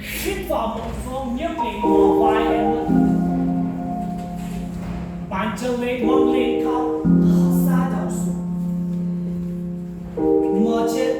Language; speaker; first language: Vietnamese; non-native, learner; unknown